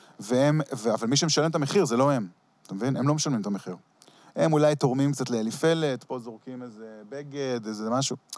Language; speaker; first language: Hebrew; early bilingual, heritage; Hebrew